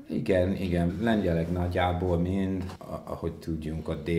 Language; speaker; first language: Hungarian; non-native, fluent; English